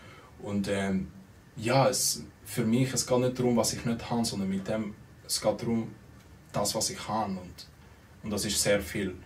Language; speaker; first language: German; early bilingual, other home language; Spanish